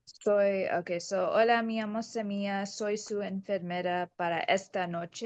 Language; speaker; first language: Spanish; non-native, learner; English